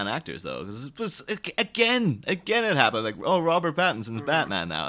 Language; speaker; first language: English; native; English